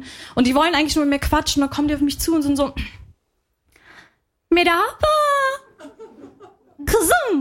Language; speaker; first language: German; early bilingual, other home language; Arabic